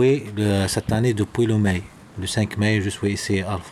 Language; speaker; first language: French; non-native, learner; Arabic